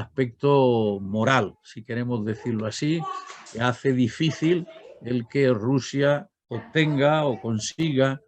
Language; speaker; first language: Spanish; native; Spanish